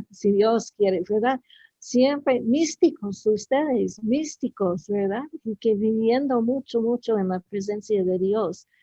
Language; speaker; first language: Spanish; non-native, fluent; English